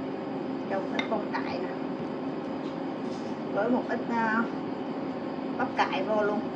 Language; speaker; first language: Vietnamese; native; Vietnamese